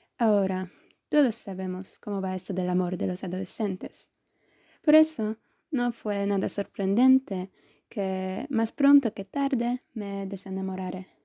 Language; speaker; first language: Spanish; non-native, fluent; Polish